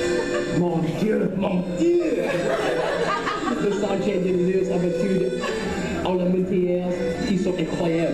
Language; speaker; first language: French; non-native, learner; English